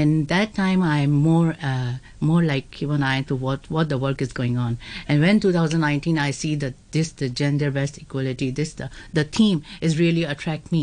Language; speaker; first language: English; non-native, local second language; Urdu